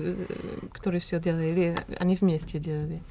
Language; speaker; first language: Russian; non-native, learner; English